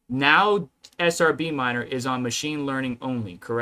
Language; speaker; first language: English; native; English